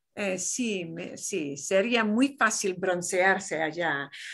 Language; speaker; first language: Spanish; non-native, fluent; English